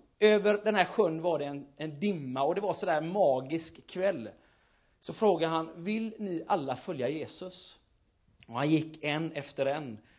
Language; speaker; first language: Swedish; native; Swedish